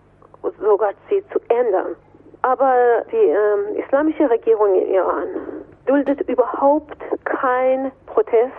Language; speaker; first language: German; non-native, fluent; Persian